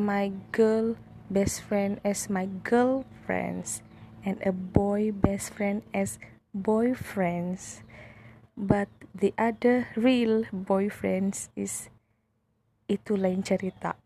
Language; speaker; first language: English; non-native, local second language; Malay